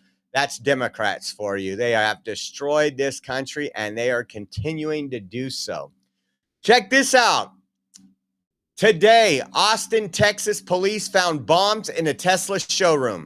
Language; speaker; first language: English; native; English